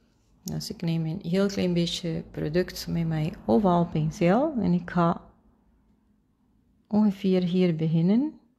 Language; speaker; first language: Dutch; non-native, fluent; Spanish